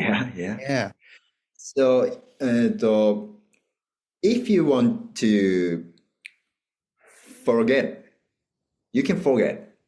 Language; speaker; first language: English; non-native, learner; Japanese